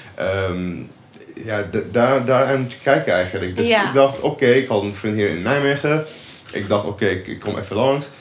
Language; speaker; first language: Dutch; non-native, fluent; Arabic